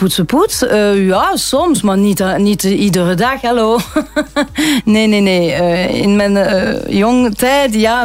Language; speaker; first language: Dutch; non-native, local second language; French